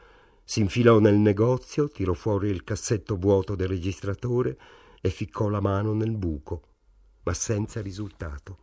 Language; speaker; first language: Italian; native; Italian